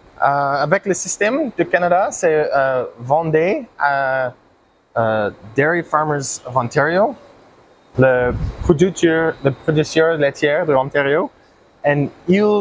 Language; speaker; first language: French; non-native, learner; English